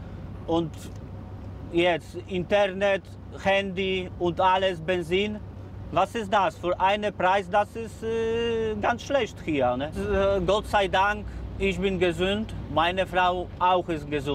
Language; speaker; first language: German; non-native, learner; Polish